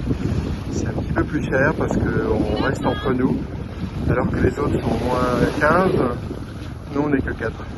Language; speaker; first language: French; native; French